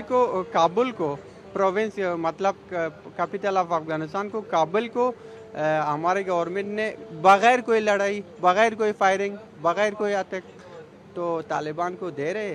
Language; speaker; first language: Hindi; non-native, fluent; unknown